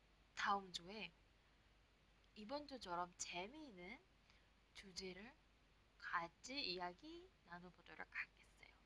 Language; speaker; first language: Korean; non-native, learner; Indonesian